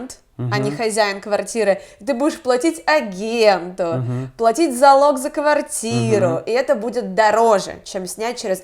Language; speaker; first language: Russian; native; Russian